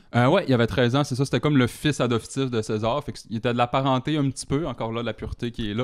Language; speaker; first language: French; native; French